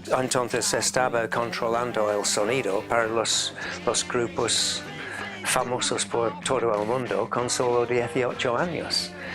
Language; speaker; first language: Spanish; non-native, fluent; English